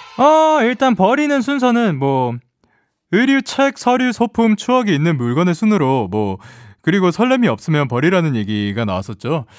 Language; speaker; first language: Korean; native; Korean